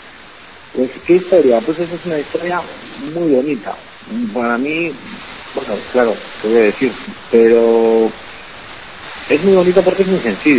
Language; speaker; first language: Spanish; native; Spanish